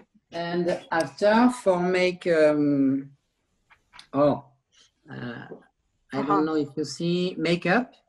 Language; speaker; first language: English; non-native, learner; French